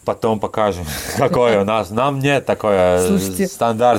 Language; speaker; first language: Russian; non-native, learner; Latvian